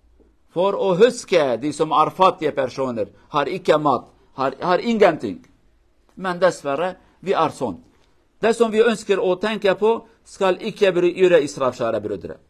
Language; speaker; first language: Norwegian; non-native, learner; Kurdish